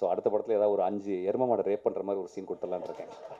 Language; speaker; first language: Tamil; native; Tamil